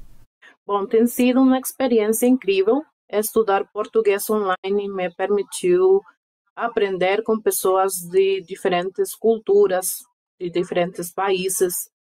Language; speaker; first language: Portuguese; non-native, fluent; Spanish